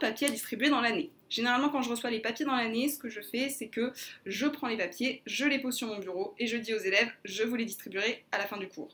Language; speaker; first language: French; native; French